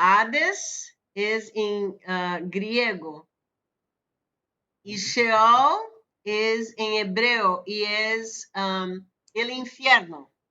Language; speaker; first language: Spanish; non-native, fluent; Portuguese